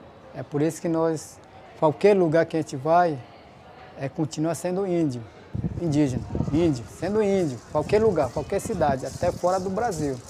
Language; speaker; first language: Portuguese; non-native, local second language; Ticuna